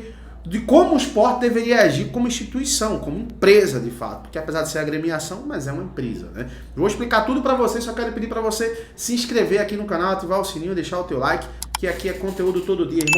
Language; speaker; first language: Portuguese; native; Portuguese